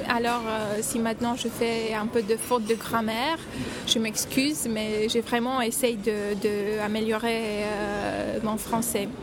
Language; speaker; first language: French; non-native, learner; Romanian